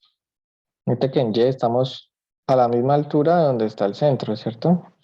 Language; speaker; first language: Spanish; native; Spanish